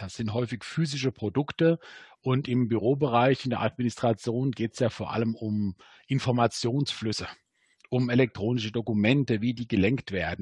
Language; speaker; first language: German; native; German